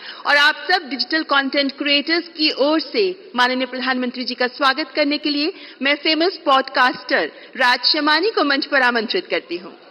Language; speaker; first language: Hindi; native; Hindi